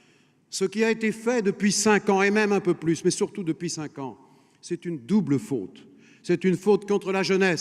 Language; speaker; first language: French; native; French